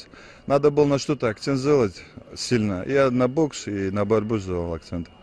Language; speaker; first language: Russian; non-native, local second language; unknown